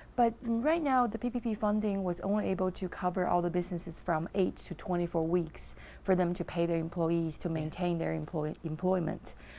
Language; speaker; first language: English; non-native, fluent; Chinese